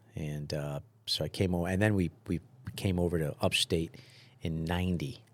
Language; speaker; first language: English; early bilingual, other home language; Italian